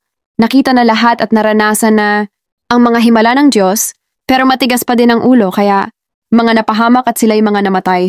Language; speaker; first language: Filipino; native; Filipino